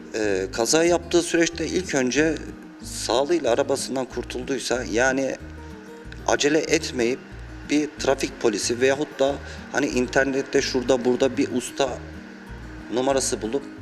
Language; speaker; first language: Turkish; native; Turkish